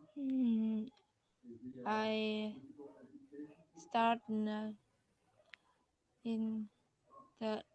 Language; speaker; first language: English; non-native, learner; Vietnamese